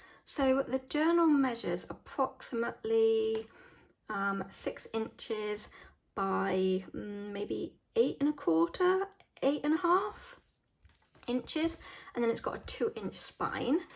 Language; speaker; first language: English; native; English